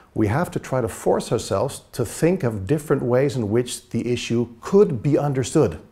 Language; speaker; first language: English; native; English